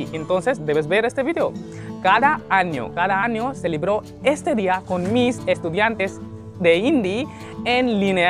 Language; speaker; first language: Spanish; non-native, learner; Hindi